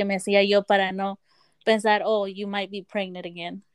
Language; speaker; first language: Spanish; early bilingual, heritage; Spanish